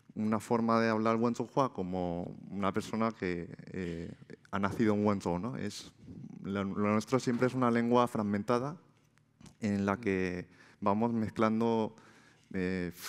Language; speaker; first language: Spanish; native; Spanish